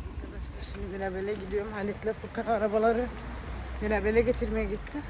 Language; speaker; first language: Turkish; early bilingual, heritage; Turkish